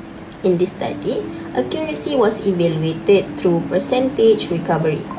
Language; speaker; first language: English; non-native, local second language; Malay